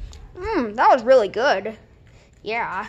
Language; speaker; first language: English; native; English